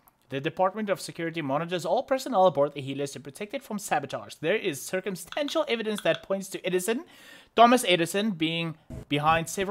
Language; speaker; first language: English; non-native, local second language; Afrikaans